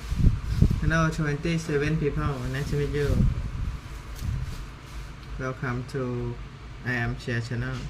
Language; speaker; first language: English; non-native, learner; Thai